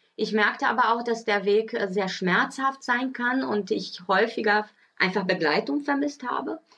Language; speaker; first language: German; early bilingual, other home language; Portuguese